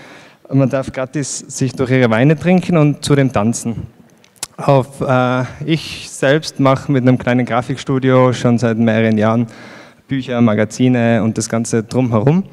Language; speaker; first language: German; native; German